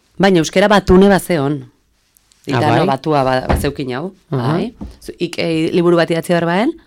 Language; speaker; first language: Basque; native; Basque